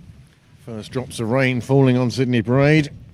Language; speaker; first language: English; native; English